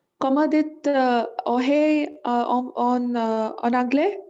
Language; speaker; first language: French; non-native, learner; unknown